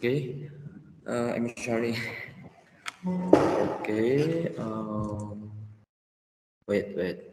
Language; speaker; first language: English; non-native, learner; Indonesian